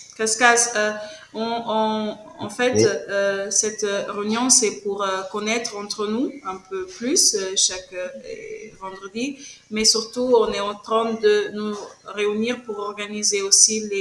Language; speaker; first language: French; non-native, fluent; Portuguese